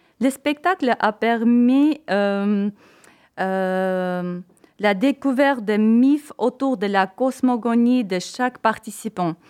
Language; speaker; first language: French; non-native, fluent; Armenian